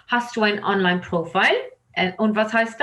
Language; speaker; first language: German; non-native, fluent; English